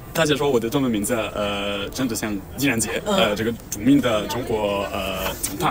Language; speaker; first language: Chinese; non-native, fluent; Italian